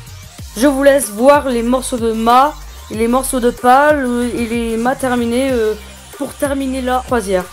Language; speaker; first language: French; native; French